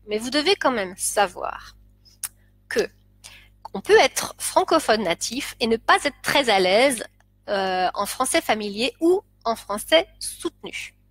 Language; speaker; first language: French; native; French